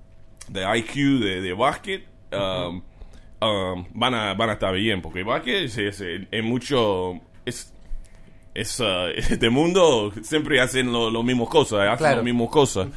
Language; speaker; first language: Spanish; non-native, learner; English